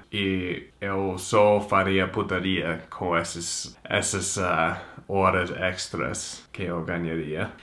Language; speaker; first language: Portuguese; non-native, fluent; English